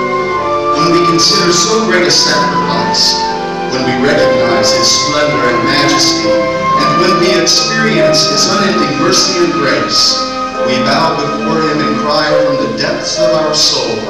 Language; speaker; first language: English; native; English